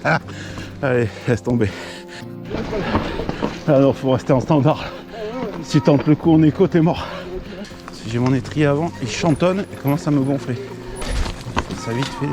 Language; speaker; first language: French; native; French